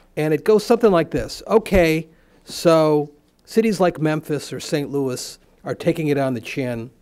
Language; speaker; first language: English; native; English